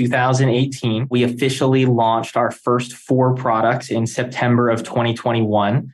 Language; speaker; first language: English; native; English